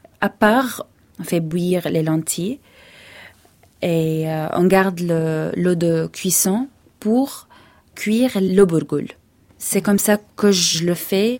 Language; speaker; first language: French; non-native, fluent; Arabic